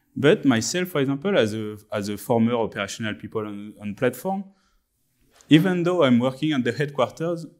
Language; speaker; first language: English; non-native, fluent; French